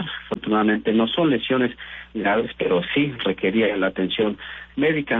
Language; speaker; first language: Spanish; native; Spanish